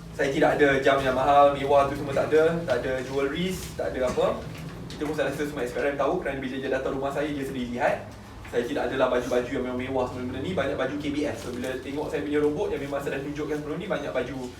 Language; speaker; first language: Malay; native; Malay